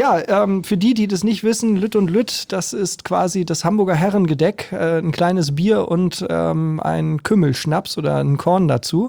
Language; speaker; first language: German; native; German